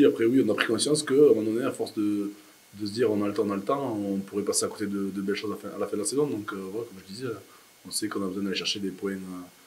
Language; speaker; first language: French; native; French